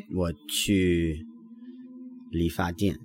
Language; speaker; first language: Chinese; non-native, learner; English